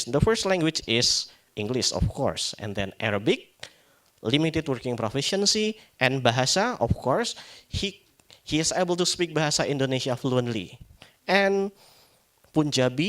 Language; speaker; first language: English; non-native, fluent; Indonesian